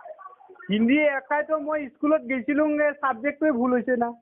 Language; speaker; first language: Hindi; non-native, local second language; Assamese